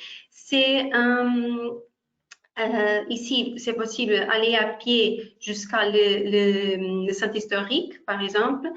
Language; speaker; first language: French; non-native, fluent; Portuguese